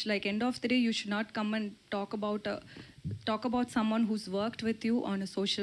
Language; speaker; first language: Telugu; non-native, learner; Tamil